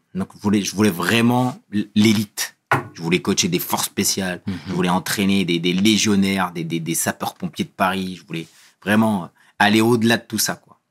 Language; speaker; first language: French; early bilingual, other home language; Kabyle